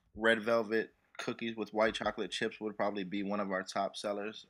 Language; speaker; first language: English; native; English